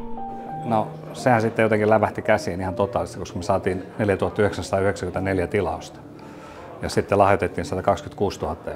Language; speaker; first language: Finnish; native; Finnish